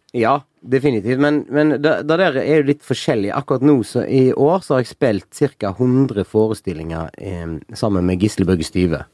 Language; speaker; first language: Norwegian; native; Norwegian